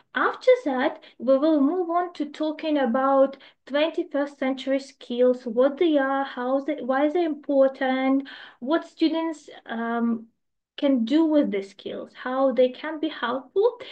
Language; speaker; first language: English; non-native, fluent; Ukrainian